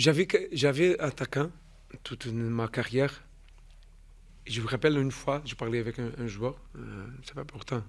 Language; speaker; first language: French; non-native, fluent; Portuguese